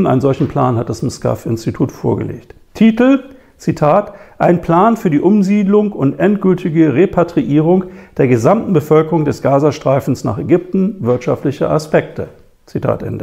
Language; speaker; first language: German; native; German